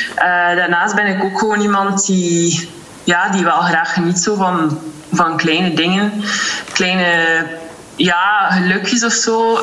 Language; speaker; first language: Dutch; native; Dutch